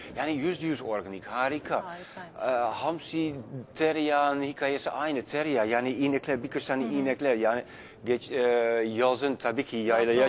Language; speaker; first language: Turkish; non-native, fluent; Dutch